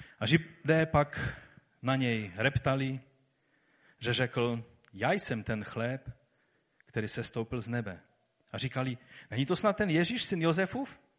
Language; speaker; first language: Czech; native; Czech